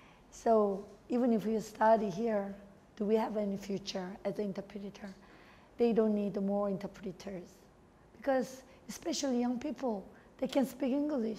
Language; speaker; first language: English; non-native, fluent; Korean